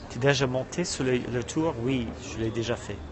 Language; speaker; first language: French; non-native, fluent; English